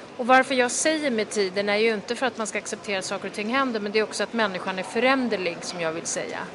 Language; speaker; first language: Swedish; early bilingual, other home language; Kurdish